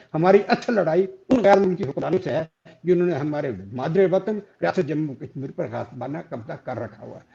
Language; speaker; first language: Urdu; non-native, local second language; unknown